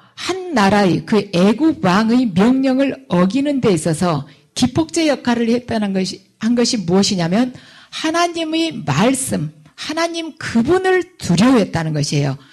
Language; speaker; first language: Korean; native; Korean